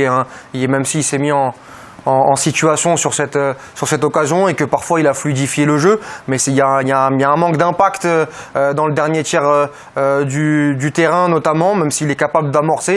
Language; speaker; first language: French; native; French